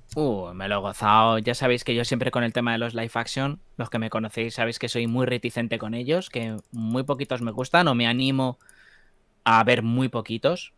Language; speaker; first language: Spanish; native; Spanish